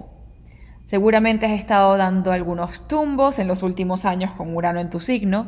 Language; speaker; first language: Spanish; native; Spanish